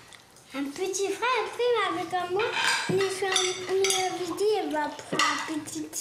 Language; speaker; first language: French; native; French